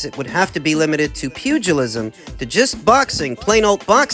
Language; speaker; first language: English; native; English